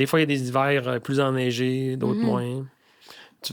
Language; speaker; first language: French; native; French